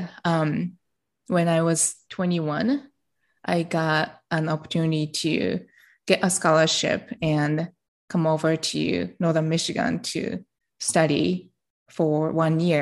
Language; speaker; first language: English; non-native, fluent; Japanese